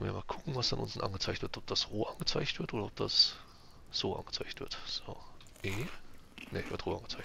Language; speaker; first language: German; native; German